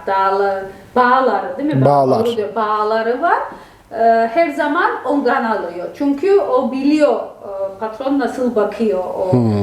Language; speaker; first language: Turkish; non-native, fluent; Georgian